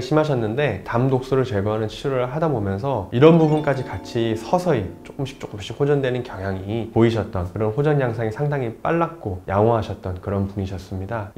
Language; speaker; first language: Korean; native; Korean